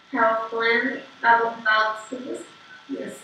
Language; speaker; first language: English; non-native, learner; Portuguese